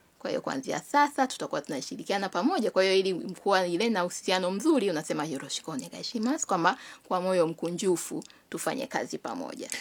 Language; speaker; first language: Swahili; native; Swahili